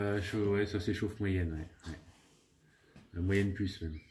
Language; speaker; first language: French; native; French